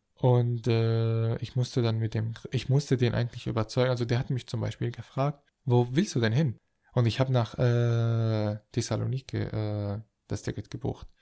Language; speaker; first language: German; non-native, fluent; Arabic